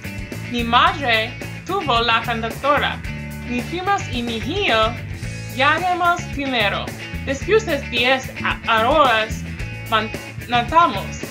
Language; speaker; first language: Spanish; non-native, learner; English